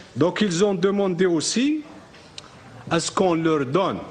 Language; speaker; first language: French; non-native, local second language; Arabic